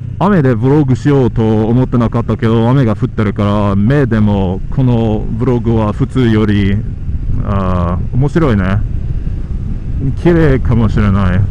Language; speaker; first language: Japanese; non-native, learner; English